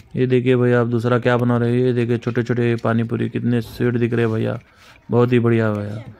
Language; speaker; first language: Hindi; non-native, local second language; Marathi